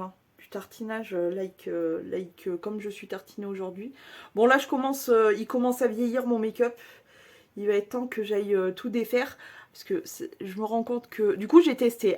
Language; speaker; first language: French; native; French